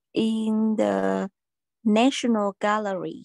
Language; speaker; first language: English; non-native, learner; Vietnamese